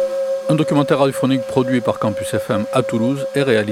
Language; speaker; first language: French; native; French